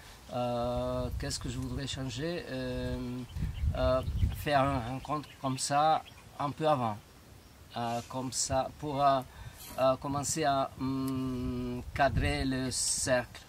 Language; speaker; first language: French; non-native, fluent; Italian